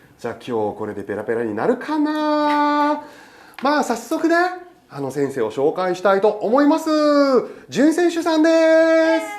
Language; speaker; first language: Japanese; non-native, fluent; French